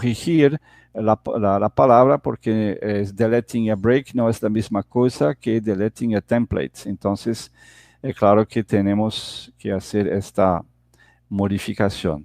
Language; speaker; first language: Spanish; non-native, fluent; Portuguese